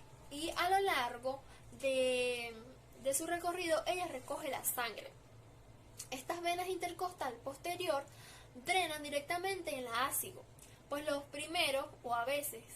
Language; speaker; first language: Spanish; native; Spanish